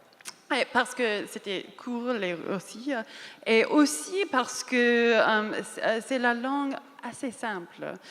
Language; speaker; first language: French; non-native, fluent; English